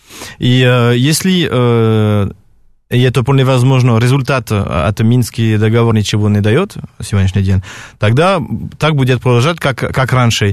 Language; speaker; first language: Russian; non-native, fluent; French